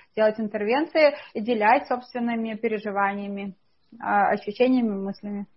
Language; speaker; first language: Russian; native; Russian